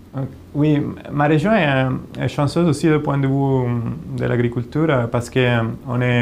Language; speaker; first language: French; non-native, fluent; Italian